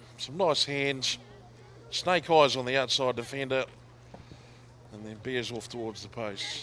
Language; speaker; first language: English; native; English